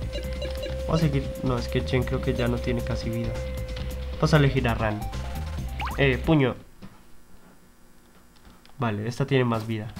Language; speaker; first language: Spanish; native; Spanish